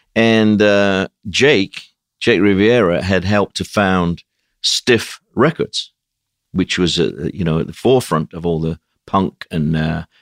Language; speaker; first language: English; native; English